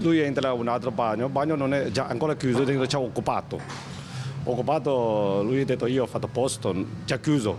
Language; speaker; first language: Italian; non-native, local second language; Chinese